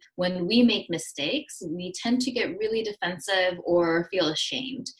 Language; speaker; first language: English; early bilingual, other home language; Korean